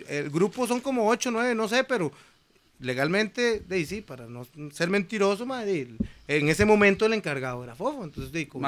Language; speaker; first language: Spanish; native; Spanish